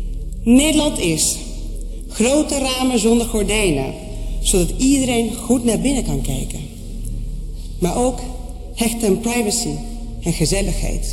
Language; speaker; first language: Dutch; non-native, fluent; Spanish